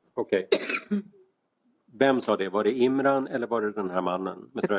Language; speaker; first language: Swedish; native; Swedish